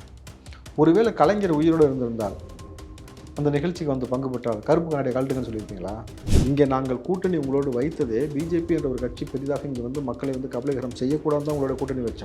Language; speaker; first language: Tamil; native; Tamil